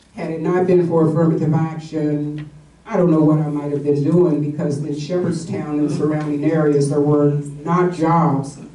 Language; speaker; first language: English; native; English